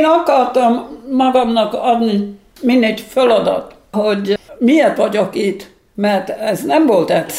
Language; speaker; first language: Hungarian; early bilingual, heritage; Hungarian